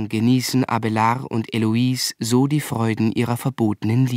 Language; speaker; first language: German; native; German